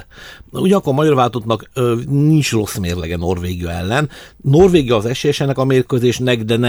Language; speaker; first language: Hungarian; native; Hungarian